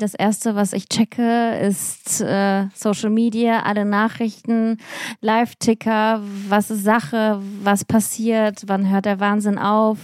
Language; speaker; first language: German; early bilingual, other home language; Russian